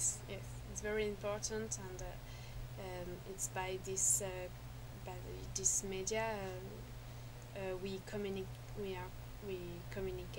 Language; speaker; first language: English; non-native, learner; French